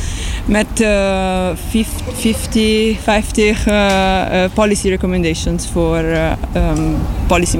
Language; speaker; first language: Dutch; non-native, learner; Italian